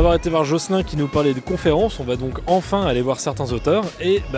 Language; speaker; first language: French; native; French